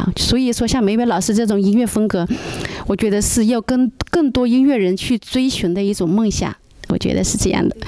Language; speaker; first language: Chinese; native; Chinese